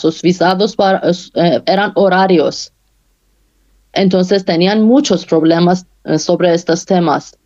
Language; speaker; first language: Spanish; non-native, fluent; Persian